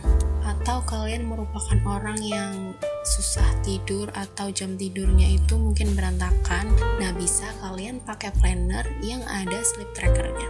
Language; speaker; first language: Indonesian; native; Indonesian